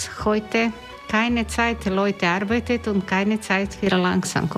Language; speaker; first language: German; non-native, learner; Croatian